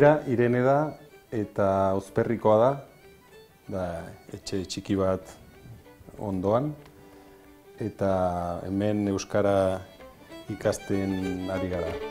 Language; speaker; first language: Basque; non-native, local second language; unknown